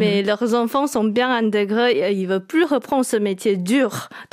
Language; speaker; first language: French; non-native, fluent; Chinese